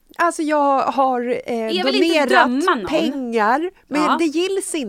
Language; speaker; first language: Swedish; native; Swedish